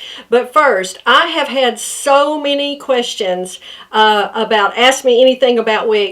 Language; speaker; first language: English; native; English